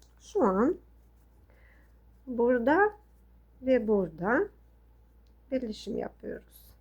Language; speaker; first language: Turkish; non-native, fluent; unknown